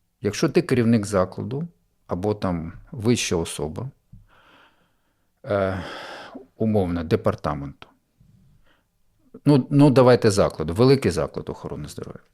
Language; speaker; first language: Ukrainian; native; Ukrainian